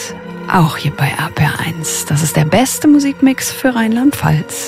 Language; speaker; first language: German; native; German